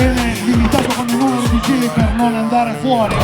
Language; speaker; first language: Italian; native; Italian